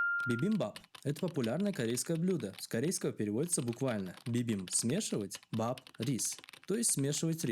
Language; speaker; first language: Russian; native; Russian